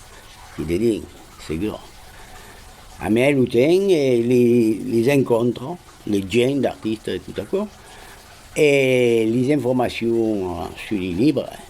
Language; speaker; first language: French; non-native, fluent; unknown